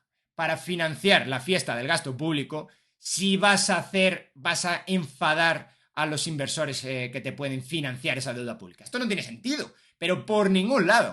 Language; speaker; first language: Spanish; native; Spanish